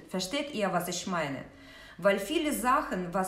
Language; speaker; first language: German; non-native, fluent; Russian